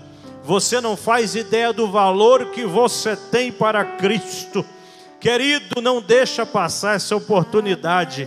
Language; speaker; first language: Portuguese; native; Portuguese